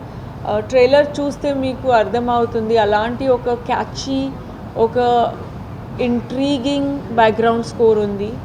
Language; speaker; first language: Telugu; non-native, fluent; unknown